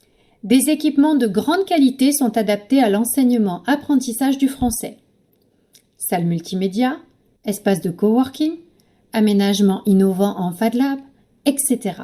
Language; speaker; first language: French; native; French